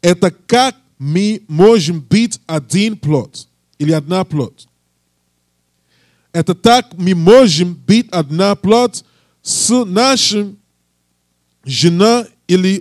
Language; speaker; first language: Russian; non-native, learner; English